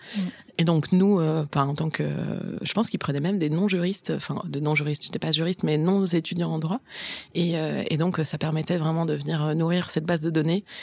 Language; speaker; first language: French; native; French